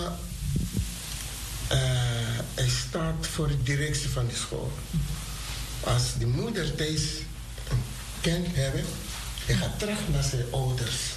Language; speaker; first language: Dutch; non-native, learner; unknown